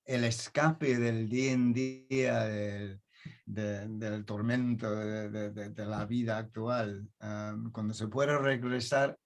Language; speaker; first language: Spanish; non-native, fluent; English